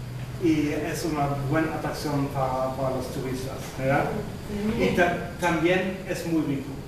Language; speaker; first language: Spanish; non-native, fluent; German